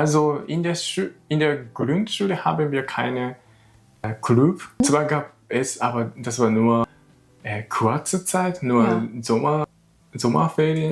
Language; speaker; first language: German; non-native, learner; Japanese